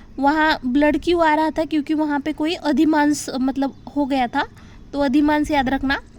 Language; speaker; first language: Hindi; non-native, local second language; Marathi